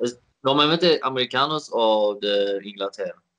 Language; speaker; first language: Spanish; non-native, learner; Swedish